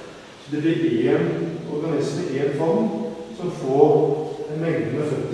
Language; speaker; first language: Norwegian; native; Norwegian